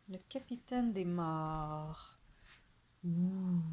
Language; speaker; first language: French; native; French